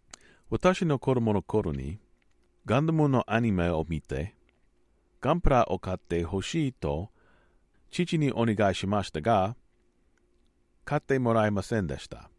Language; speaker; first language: Japanese; non-native, learner; English